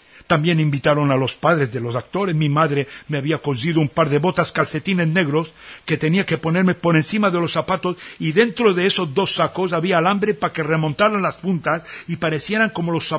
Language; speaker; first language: Spanish; early bilingual, heritage; Ladino